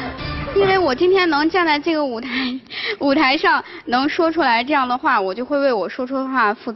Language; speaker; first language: Chinese; native; Chinese